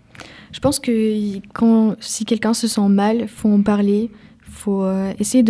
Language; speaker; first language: French; early bilingual, other home language; Ukrainian